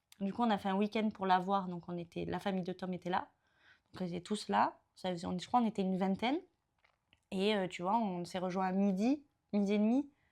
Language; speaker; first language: French; native; French